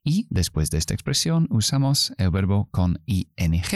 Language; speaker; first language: Spanish; non-native, fluent; English